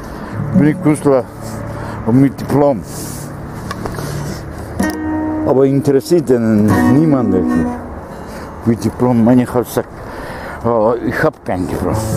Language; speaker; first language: German; non-native, fluent; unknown